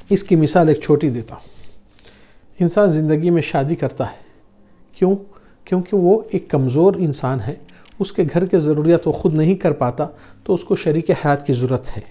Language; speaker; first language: Urdu; non-native, fluent; Arabic